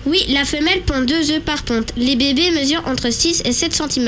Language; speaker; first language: French; native; French